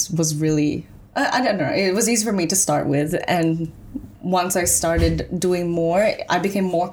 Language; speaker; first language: English; early bilingual, other home language; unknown